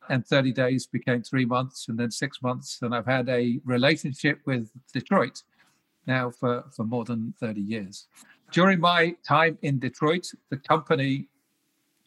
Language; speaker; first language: English; native; English